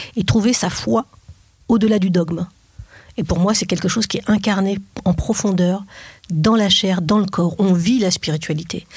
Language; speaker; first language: French; native; French